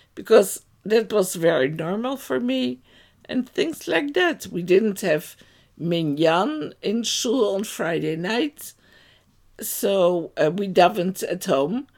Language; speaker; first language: English; non-native, fluent; Dutch